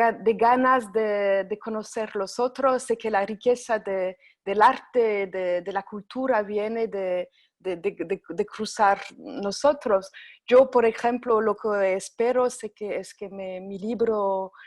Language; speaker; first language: Spanish; non-native, fluent; French